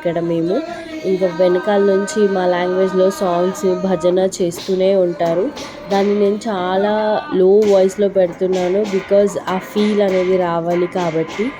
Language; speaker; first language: Telugu; non-native, local second language; Lambadi